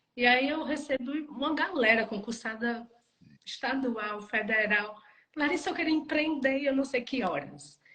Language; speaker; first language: Portuguese; native; Portuguese